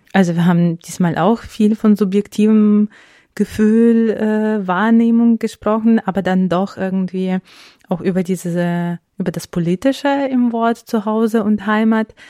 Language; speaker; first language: German; non-native, fluent; Ukrainian